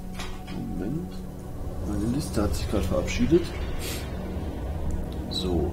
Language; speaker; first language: German; native; German